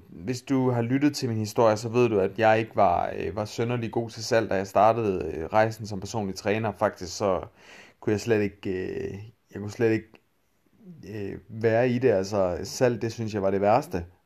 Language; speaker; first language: Danish; native; Danish